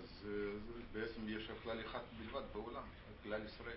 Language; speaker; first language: Hebrew; non-native, fluent; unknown